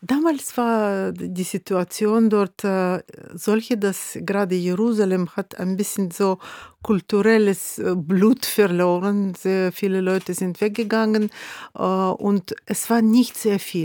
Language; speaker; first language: German; non-native, fluent; Russian